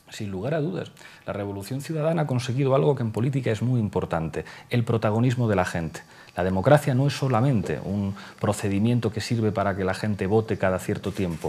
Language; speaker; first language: Spanish; native; Spanish